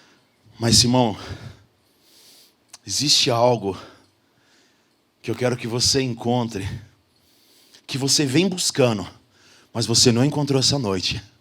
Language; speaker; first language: Portuguese; native; Portuguese